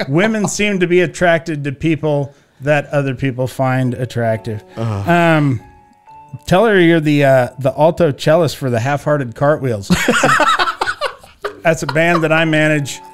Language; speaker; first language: English; native; English